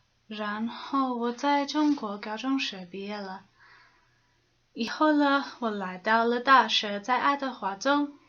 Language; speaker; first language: Chinese; non-native, fluent; English